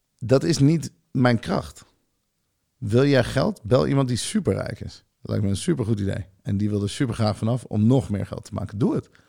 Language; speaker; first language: Dutch; early bilingual, other home language; Hebrew